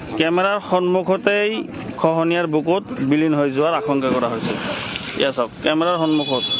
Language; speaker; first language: Assamese; non-native, local second language; Bangla